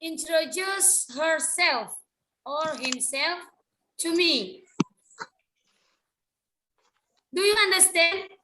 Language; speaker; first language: English; non-native, learner; Indonesian